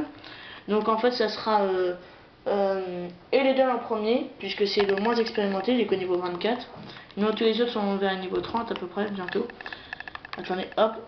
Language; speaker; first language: French; native; French